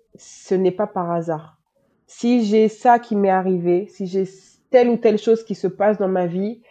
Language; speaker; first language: French; native; French